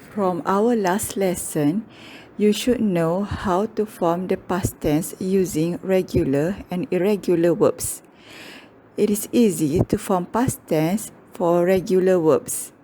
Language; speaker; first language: English; non-native, local second language; Malay